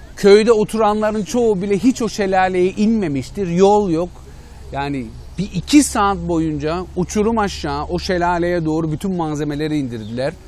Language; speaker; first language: Turkish; early bilingual, heritage; Turkish